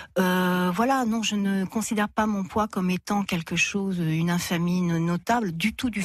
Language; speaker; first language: French; native; French